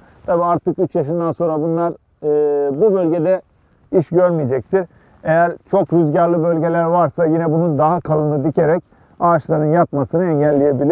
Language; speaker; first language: Turkish; native; Turkish